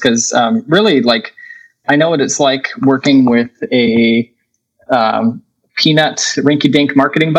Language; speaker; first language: English; native; English